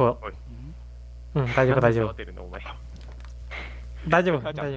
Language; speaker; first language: Japanese; native; Japanese